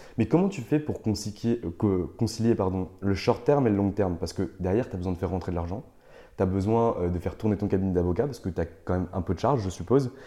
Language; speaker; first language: French; native; French